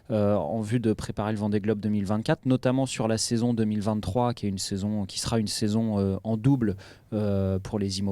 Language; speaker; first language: French; native; French